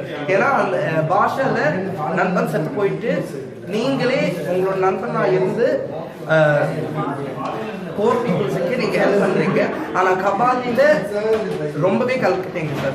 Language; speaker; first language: Tamil; non-native, fluent; Swedish